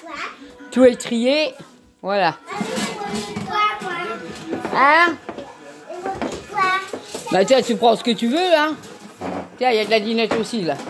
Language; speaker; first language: French; native; French